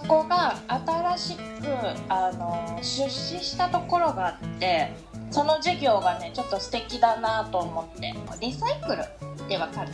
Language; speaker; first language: Japanese; native; Japanese